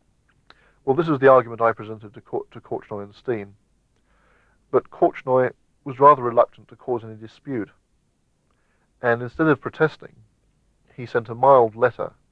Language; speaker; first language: English; native; English